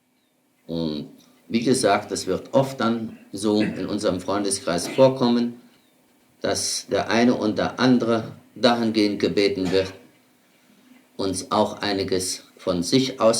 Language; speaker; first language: German; native; German